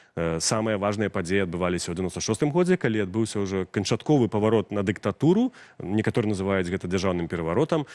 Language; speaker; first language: Belarusian; non-native, local second language; Russian